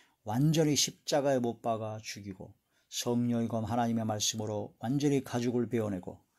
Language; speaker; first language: Korean; native; Korean